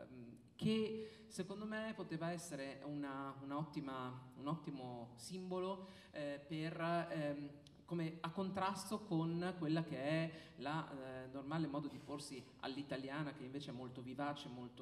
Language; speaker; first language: Italian; native; Italian